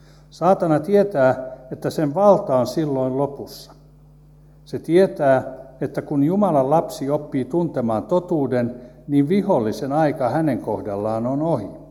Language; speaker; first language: Finnish; native; Finnish